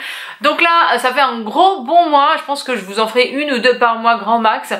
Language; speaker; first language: French; native; French